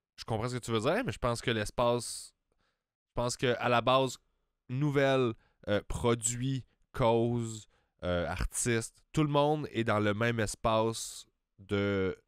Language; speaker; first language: French; native; French